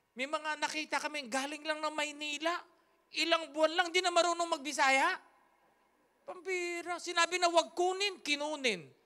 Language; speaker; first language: Filipino; native; Filipino